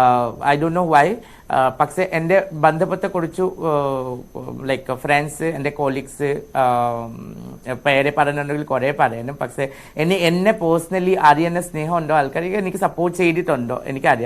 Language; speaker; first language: Malayalam; non-native, local second language; Assamese